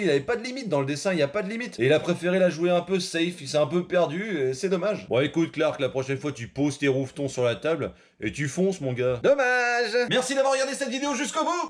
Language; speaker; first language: French; native; French